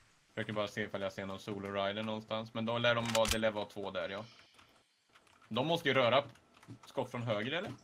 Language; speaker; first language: Swedish; native; Swedish